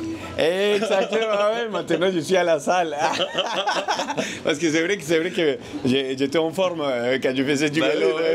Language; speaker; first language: French; non-native, fluent; Spanish